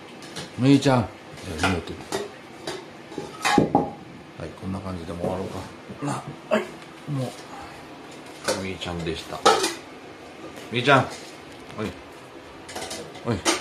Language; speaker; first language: Japanese; native; Japanese